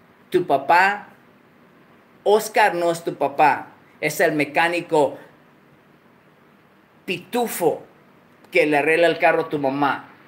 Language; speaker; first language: Spanish; early bilingual, other home language; English